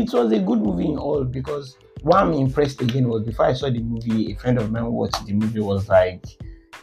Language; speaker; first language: English; non-native, local second language; Yoruba